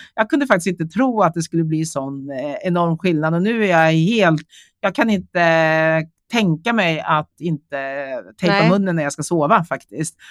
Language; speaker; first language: Swedish; native; Swedish